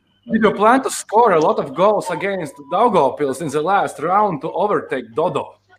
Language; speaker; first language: English; non-native, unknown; Latvian